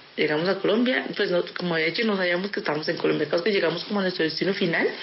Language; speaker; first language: Spanish; early bilingual, other home language; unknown